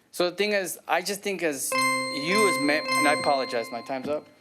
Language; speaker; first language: English; native; English